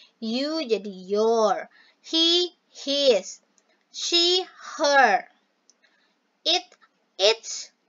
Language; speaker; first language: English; non-native, fluent; Indonesian